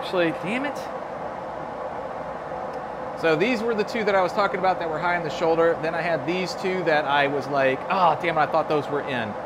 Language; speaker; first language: English; native; English